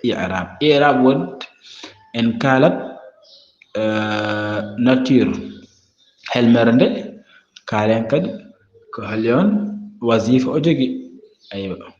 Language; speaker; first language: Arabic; non-native, fluent; Fula